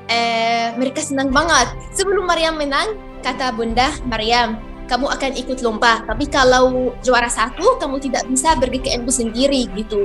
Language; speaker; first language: Indonesian; non-native, fluent; Arabic